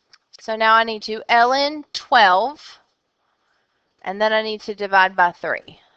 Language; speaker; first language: English; native; English